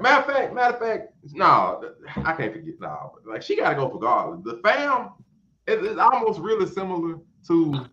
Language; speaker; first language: English; native; English